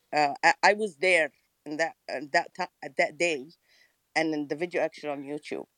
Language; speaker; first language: English; non-native, fluent; Arabic